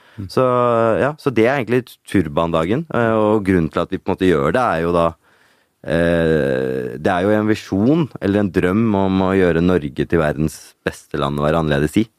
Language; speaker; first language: Norwegian; early bilingual, other home language; Punjabi